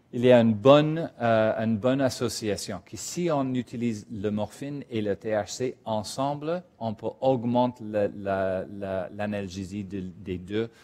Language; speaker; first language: French; non-native, fluent; English